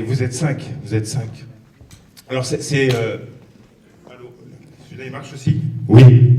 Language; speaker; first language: French; native; French